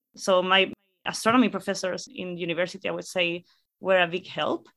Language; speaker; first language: English; non-native, fluent; Spanish